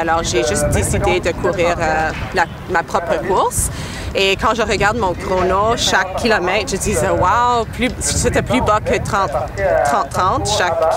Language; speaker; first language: French; non-native, local second language; English